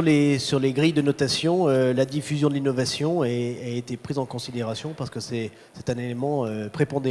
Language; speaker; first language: French; native; French